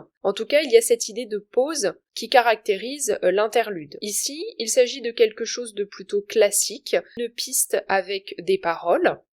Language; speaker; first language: French; native; French